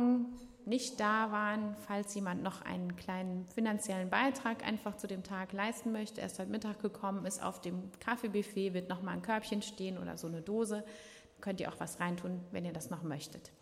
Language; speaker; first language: German; native; German